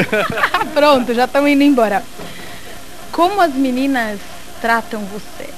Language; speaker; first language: Portuguese; native; Portuguese